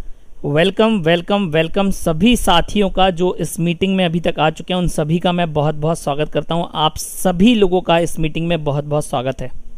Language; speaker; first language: Hindi; native; Hindi